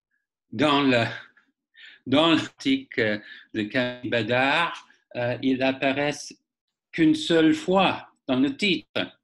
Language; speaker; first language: French; non-native, fluent; English